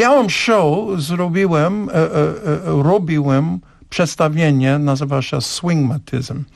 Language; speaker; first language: Polish; non-native, learner; English